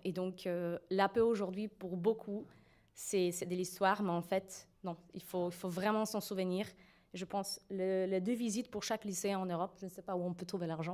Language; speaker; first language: French; non-native, fluent; Polish